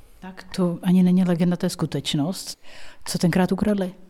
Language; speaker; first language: Czech; native; Czech